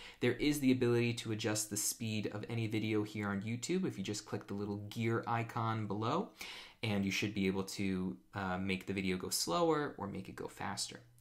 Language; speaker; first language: English; native; English